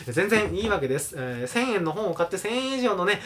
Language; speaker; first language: Japanese; native; Japanese